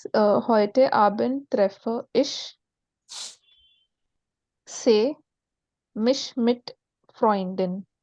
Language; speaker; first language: German; non-native, learner; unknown